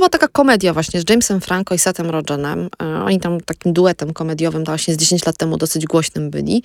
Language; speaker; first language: Polish; native; Polish